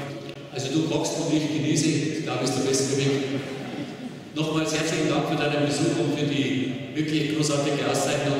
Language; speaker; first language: German; native; German